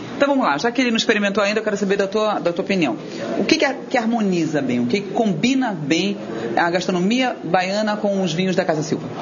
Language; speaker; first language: Portuguese; native; Portuguese